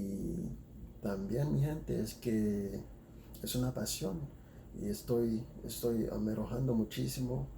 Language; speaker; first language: Spanish; non-native, fluent; Haitian Creole